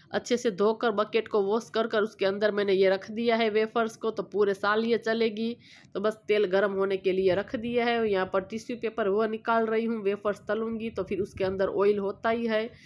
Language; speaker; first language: Hindi; non-native, local second language; Gujarati